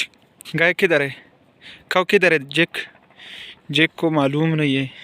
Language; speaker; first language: Hindi; non-native, local second language; Pashto